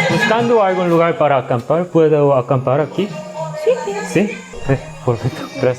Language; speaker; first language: Spanish; non-native, learner; Korean